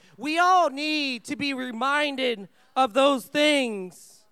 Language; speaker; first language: English; early bilingual, other home language; Vietnamese